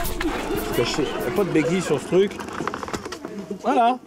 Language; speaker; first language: French; native; French